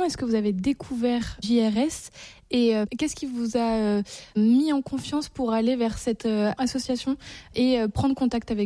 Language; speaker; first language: French; native; French